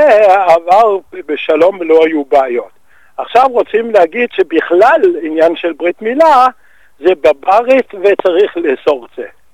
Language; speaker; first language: Hebrew; non-native, fluent; Danish